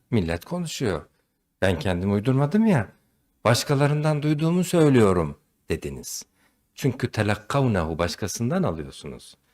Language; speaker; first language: Turkish; native; Turkish